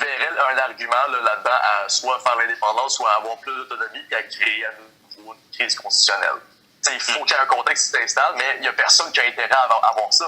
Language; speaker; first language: French; native; French